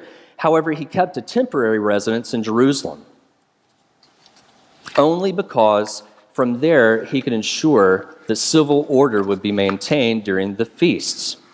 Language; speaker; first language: English; native; English